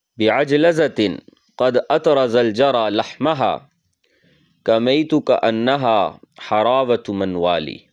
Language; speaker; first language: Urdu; non-native, local second language; Punjabi